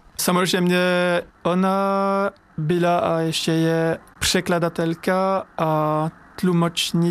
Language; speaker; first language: Czech; non-native, learner; French